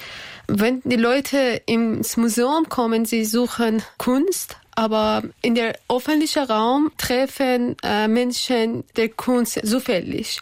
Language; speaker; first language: German; non-native, learner; Persian